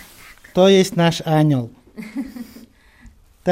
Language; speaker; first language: Polish; non-native, learner; Chechen